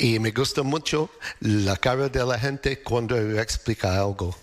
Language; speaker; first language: Spanish; non-native, learner; English